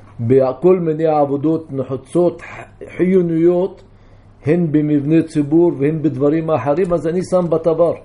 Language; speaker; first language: Hebrew; non-native, local second language; Arabic